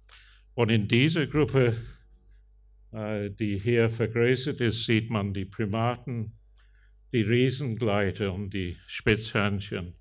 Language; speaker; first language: German; non-native, fluent; English